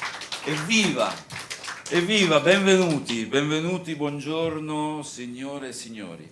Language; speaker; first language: Italian; native; Italian